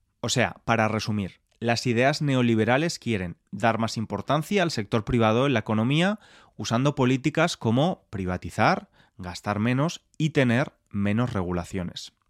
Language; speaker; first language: Spanish; native; Spanish